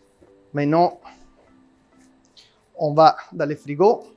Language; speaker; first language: French; non-native, learner; Italian